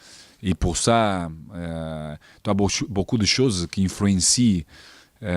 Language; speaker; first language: French; non-native, learner; Portuguese